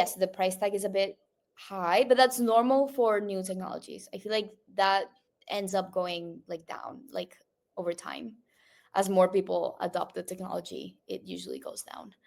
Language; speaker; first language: English; non-native, local second language; Spanish